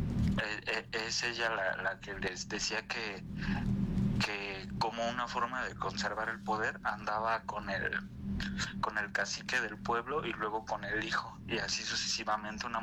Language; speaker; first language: Spanish; native; Spanish